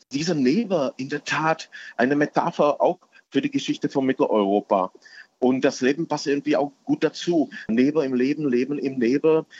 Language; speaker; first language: German; non-native, fluent; Czech